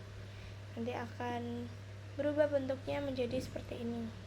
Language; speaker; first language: Indonesian; native; Indonesian